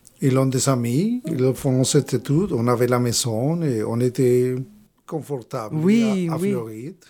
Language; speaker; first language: French; non-native, learner; Spanish